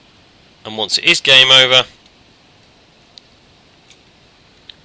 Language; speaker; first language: English; native; English